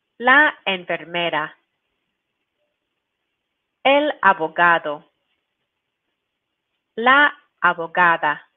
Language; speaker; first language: Spanish; non-native, fluent; English